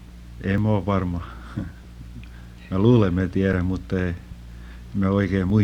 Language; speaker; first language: Finnish; early bilingual, heritage; Finnish